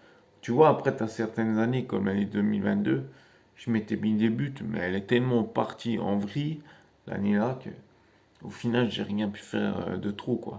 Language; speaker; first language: French; native; French